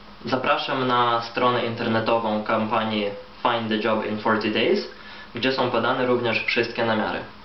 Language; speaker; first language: Polish; non-native, fluent; Ukrainian